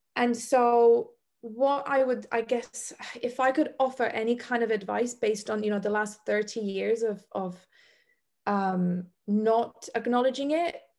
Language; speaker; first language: English; non-native, fluent; Bosnian